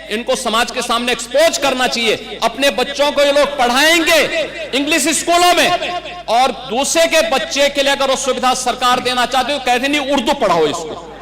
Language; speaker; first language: Hindi; native; Hindi